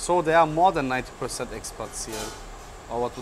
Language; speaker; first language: English; non-native, learner; German